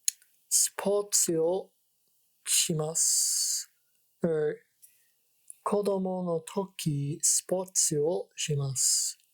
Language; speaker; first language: Japanese; non-native, learner; English